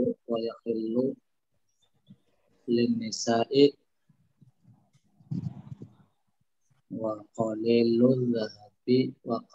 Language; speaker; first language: Arabic; non-native, learner; Indonesian